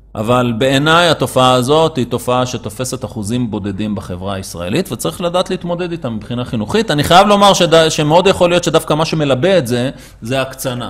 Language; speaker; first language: Hebrew; native; Hebrew